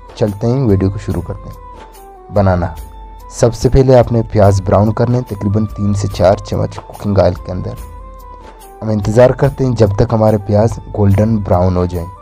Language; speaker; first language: Urdu; non-native, local second language; Baluchi